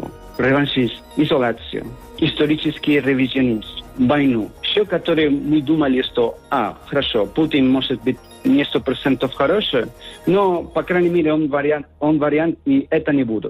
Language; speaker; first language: Russian; non-native, learner; Spanish